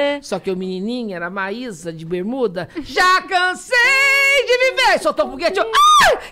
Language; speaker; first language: Portuguese; native; Portuguese